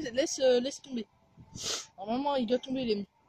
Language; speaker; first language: French; native; French